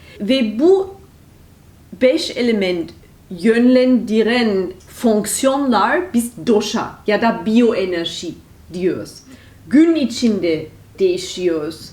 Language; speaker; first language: Turkish; non-native, fluent; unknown